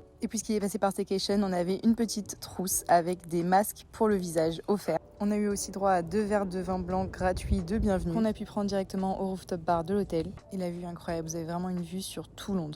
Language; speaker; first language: French; native; French